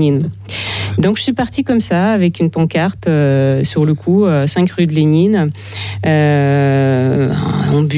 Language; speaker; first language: French; non-native, fluent; Russian